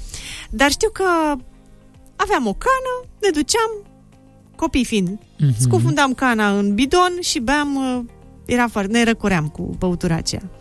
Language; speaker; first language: Romanian; native; Romanian